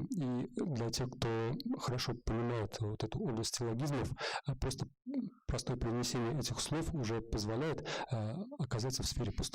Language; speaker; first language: Russian; native; Russian